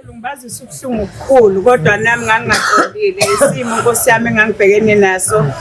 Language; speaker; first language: Zulu; native; Zulu